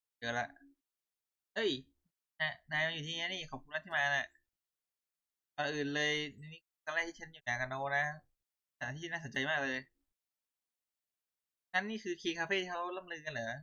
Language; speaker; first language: Thai; native; Thai